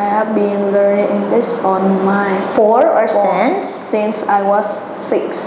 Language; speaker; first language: English; non-native, learner; Vietnamese